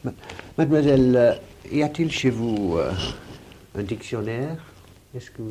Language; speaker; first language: French; non-native, fluent; English